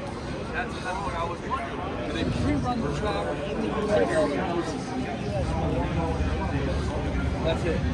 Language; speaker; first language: English; native; English